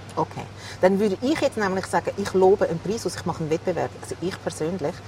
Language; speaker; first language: German; native; German